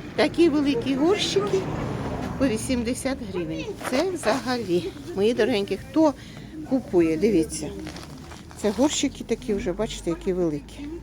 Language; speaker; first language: Ukrainian; native; Ukrainian